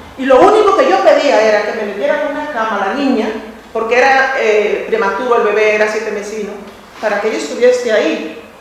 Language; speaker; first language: Spanish; native; Spanish